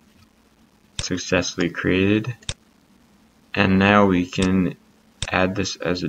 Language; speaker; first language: English; native; English